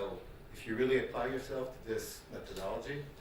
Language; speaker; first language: English; non-native, fluent; Hebrew